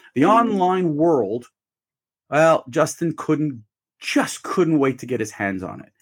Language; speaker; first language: English; native; English